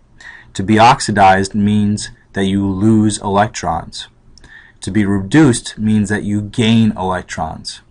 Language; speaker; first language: English; native; English